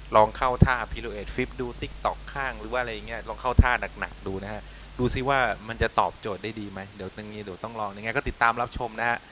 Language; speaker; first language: Thai; native; Thai